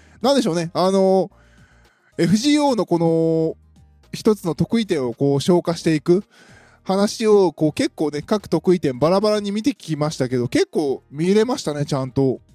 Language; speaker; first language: Japanese; native; Japanese